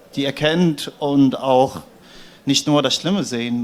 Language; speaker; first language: German; non-native, fluent; Arabic